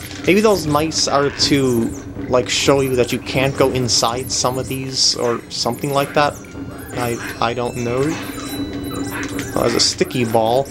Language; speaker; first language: English; native; English